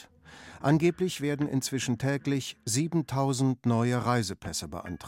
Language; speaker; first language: German; native; German